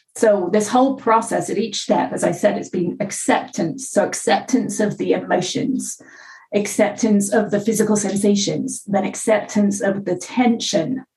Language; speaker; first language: English; native; English